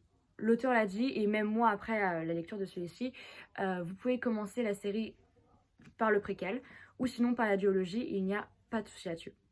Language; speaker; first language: French; native; French